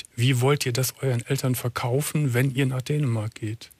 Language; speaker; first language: German; native; German